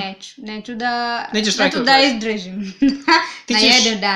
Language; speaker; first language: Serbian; non-native, learner; English